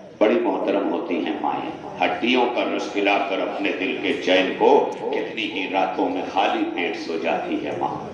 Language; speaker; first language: Urdu; non-native, local second language; Awadhi